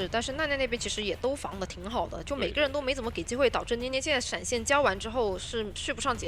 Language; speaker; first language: Chinese; native; Chinese